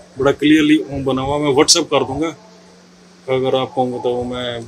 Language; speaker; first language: Hindi; native; Hindi